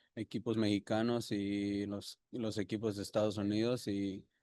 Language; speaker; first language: Spanish; early bilingual, heritage; Spanish